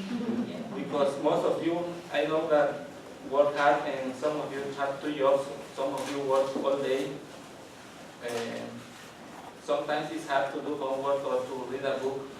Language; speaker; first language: English; non-native, learner; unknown